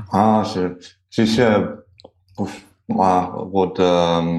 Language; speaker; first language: Chinese; non-native, learner; German